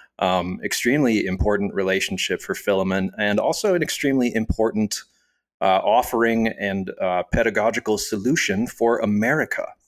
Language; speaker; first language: English; native; English